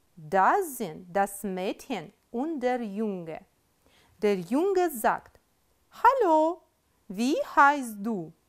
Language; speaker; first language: German; non-native, fluent; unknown